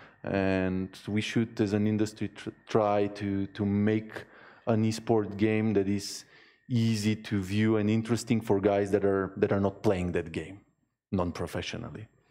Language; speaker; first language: English; non-native, fluent; Bulgarian